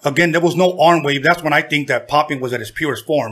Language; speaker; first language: English; native; English